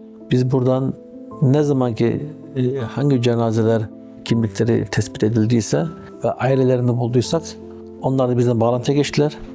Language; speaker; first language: Turkish; early bilingual, heritage; Turkish